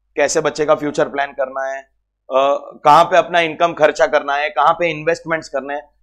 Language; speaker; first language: Hindi; native; Hindi